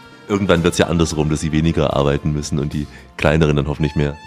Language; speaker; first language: German; native; German